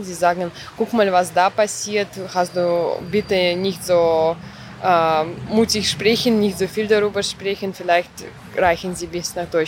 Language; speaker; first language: German; non-native, fluent; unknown